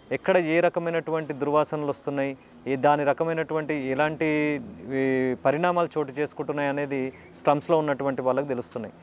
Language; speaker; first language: Telugu; native; Telugu